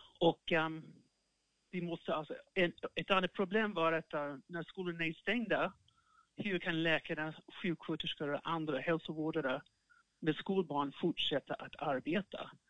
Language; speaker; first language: Swedish; non-native, fluent; English